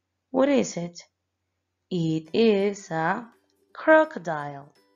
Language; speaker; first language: English; non-native, fluent; Spanish